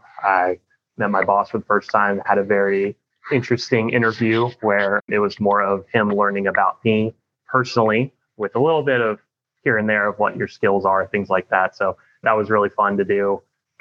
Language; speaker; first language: English; native; English